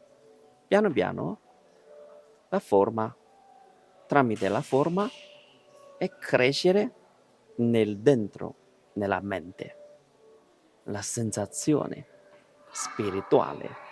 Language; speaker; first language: Italian; non-native, learner; Chinese